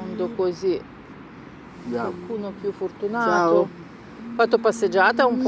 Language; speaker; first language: Italian; non-native, learner; Ukrainian